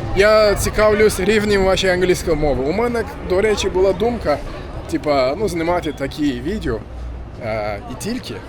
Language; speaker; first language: Ukrainian; non-native, fluent; Turkish